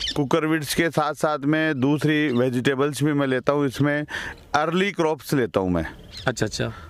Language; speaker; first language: Hindi; native; Hindi